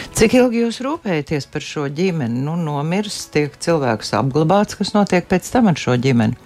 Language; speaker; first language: Latvian; native; Latvian